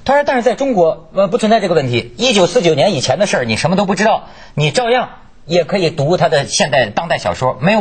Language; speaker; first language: Chinese; native; Chinese